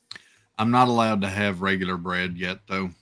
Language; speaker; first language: English; native; English